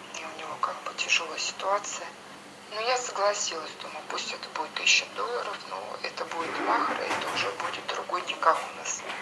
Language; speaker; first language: Russian; native; Russian